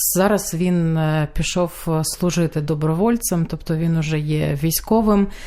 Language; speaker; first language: Ukrainian; native; Ukrainian